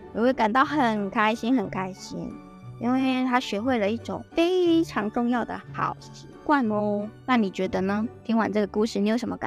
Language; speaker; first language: Chinese; native; Chinese